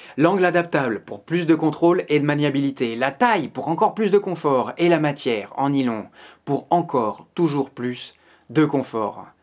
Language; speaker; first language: French; native; French